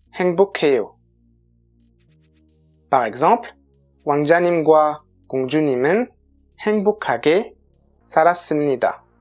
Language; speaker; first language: Korean; non-native, fluent; French